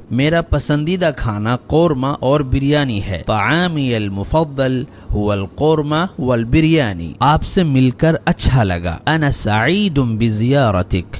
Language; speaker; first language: Urdu; native; Urdu